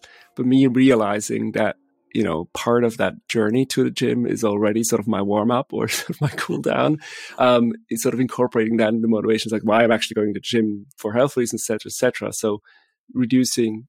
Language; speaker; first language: English; non-native, fluent; Swiss German